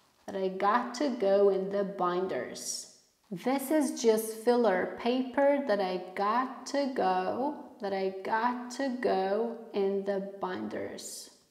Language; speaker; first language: English; non-native, fluent; Polish